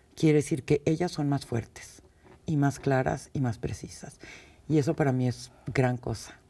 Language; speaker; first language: Spanish; native; Spanish